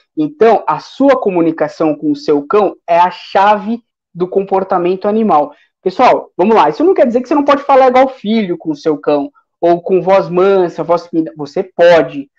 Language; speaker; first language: Portuguese; native; Portuguese